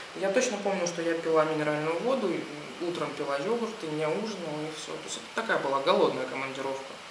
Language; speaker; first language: Russian; native; Russian